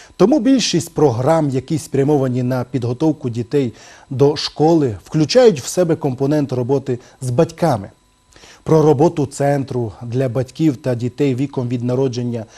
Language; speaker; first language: Ukrainian; non-native, local second language; Romany